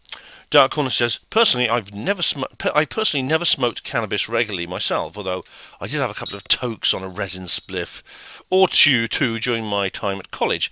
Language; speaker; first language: English; native; English